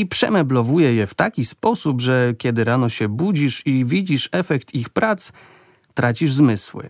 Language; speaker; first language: Polish; native; Polish